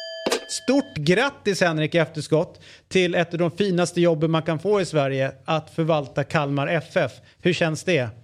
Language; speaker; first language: Swedish; native; Swedish